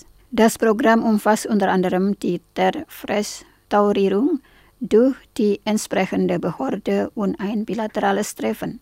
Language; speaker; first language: German; non-native, fluent; Indonesian